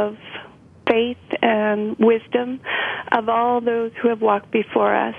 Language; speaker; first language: English; native; English